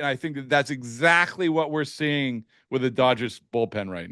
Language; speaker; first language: English; native; English